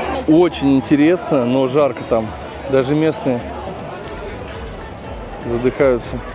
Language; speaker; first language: Russian; native; Russian